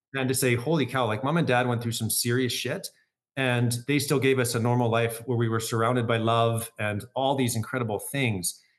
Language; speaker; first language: English; native; English